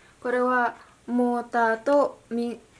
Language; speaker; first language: Japanese; non-native, learner; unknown